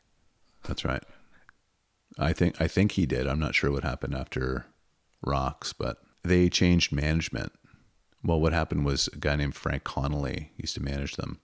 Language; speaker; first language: English; native; English